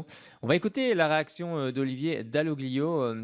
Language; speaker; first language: French; native; French